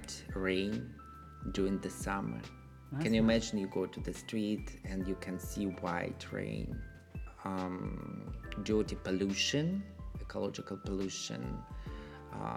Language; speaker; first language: English; non-native, learner; Russian